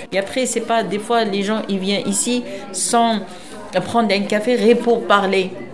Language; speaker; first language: French; non-native, local second language; Arabic